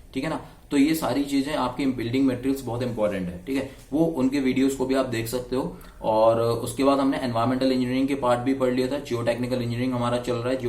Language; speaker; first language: Hindi; native; Hindi